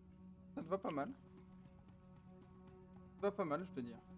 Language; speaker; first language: French; native; French